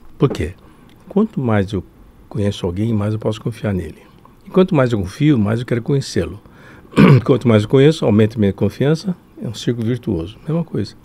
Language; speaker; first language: Portuguese; early bilingual, other home language; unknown